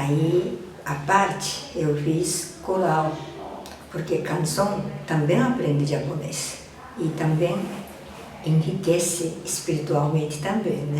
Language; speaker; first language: Portuguese; non-native, fluent; Japanese